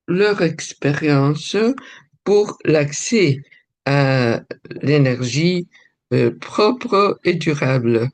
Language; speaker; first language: French; non-native, fluent; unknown